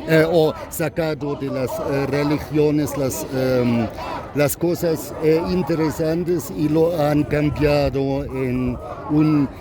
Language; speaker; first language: Spanish; non-native, fluent; German